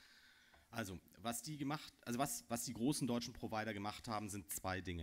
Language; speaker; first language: German; native; German